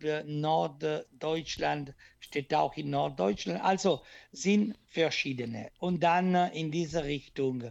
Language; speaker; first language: German; non-native, learner; Italian